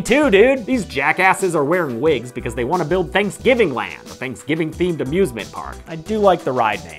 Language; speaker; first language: English; native; English